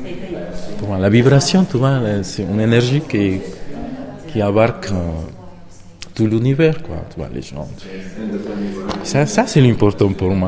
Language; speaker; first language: French; non-native, fluent; Spanish